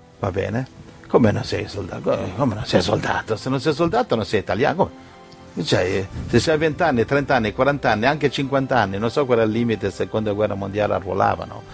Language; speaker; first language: Italian; native; Italian